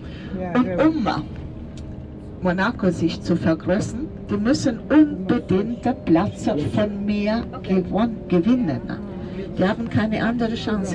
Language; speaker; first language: German; non-native, fluent; Italian